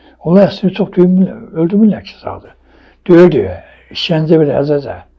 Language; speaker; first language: Azerbaijani; non-native, local second language; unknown